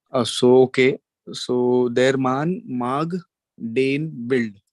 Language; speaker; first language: German; non-native, learner; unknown